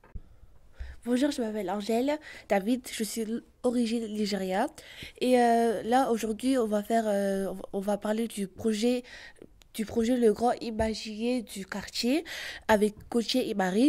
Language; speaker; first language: French; early bilingual, other home language; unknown